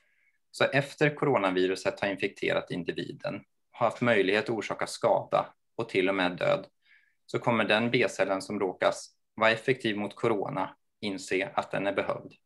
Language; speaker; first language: Swedish; native; Swedish